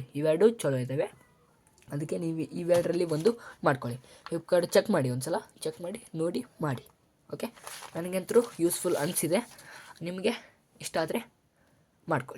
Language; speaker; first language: Kannada; native; Kannada